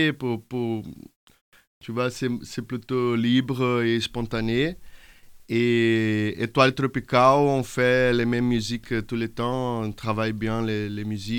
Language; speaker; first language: French; non-native, fluent; Portuguese